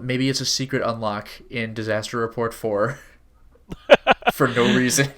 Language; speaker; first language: English; native; English